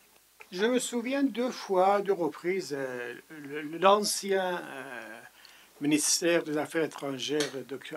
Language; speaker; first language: French; non-native, fluent; Persian